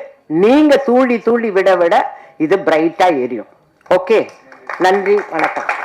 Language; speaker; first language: Tamil; native; Tamil